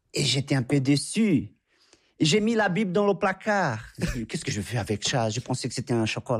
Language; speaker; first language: French; non-native, fluent; Portuguese